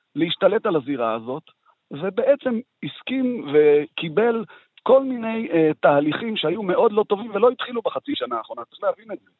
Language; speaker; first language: Hebrew; native; Hebrew